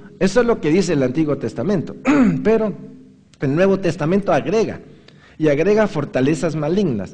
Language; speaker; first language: Spanish; native; Spanish